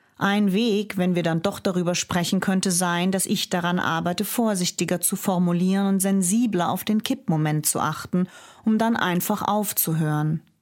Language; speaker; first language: German; native; German